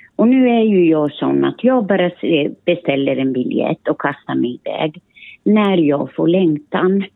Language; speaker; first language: Swedish; early bilingual, other home language; Finnish